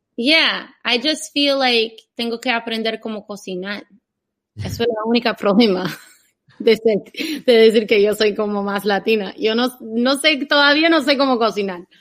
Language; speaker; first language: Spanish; non-native, fluent; English